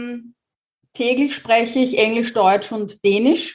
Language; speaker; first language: German; native; German